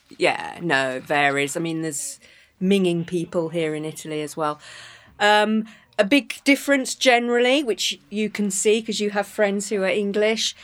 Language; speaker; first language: English; native; English